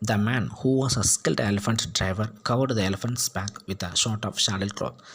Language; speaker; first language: English; non-native, local second language; Tamil